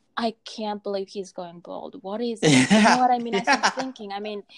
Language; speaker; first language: English; non-native, fluent; Mongolian